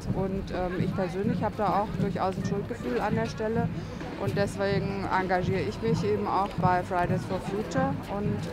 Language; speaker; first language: German; native; German